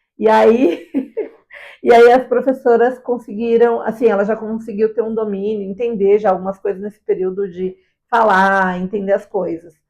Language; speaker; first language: Portuguese; native; Portuguese